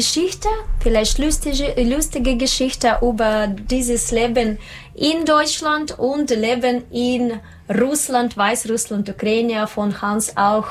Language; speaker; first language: German; non-native, learner; Russian